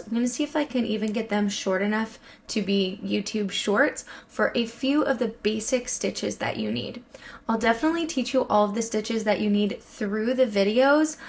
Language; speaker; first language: English; native; English